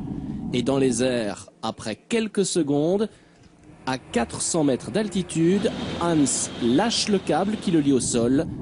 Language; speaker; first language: French; native; French